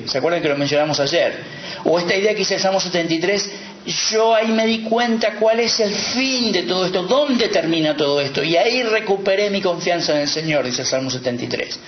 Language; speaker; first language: Spanish; native; Spanish